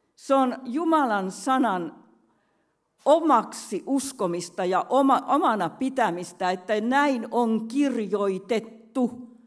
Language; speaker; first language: Finnish; native; Finnish